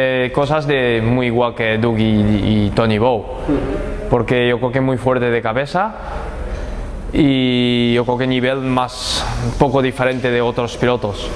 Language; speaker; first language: Spanish; non-native, learner; Japanese